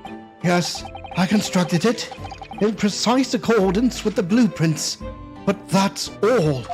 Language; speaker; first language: English; native; English